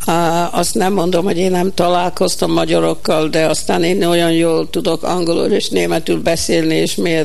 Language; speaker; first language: Hungarian; early bilingual, heritage; Hungarian